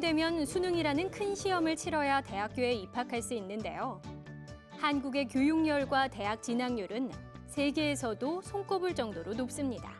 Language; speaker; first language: Korean; native; Korean